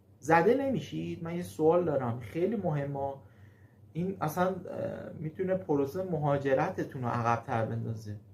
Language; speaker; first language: Persian; native; Persian